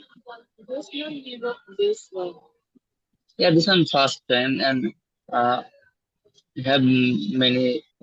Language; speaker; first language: English; non-native, learner; Bangla